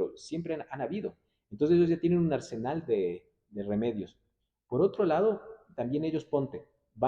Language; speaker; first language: Spanish; native; Spanish